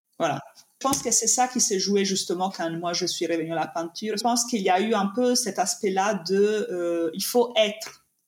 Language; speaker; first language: French; non-native, fluent; Italian